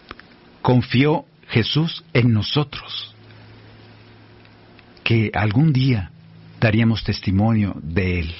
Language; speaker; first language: Spanish; native; Spanish